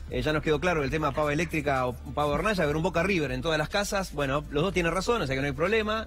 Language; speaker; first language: Spanish; native; Spanish